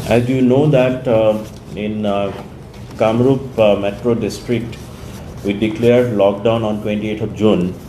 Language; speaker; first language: English; non-native, local second language; Assamese